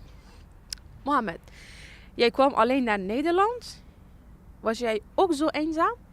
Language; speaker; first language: Dutch; non-native, fluent; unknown